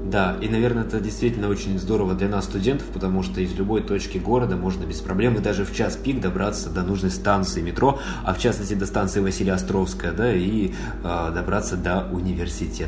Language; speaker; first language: Russian; native; Russian